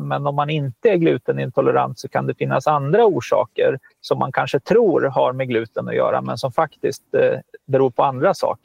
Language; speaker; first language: Swedish; native; Swedish